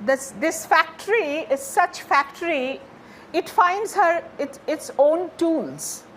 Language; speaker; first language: English; non-native, local second language; Bangla